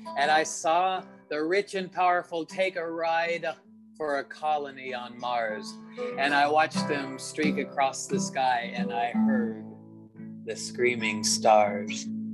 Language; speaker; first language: English; native; English